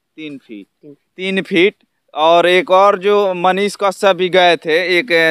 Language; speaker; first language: Hindi; native; Hindi